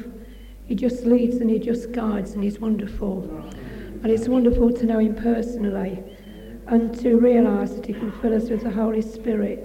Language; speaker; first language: English; native; English